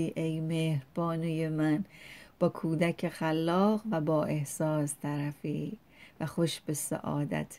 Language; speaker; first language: Persian; native; Persian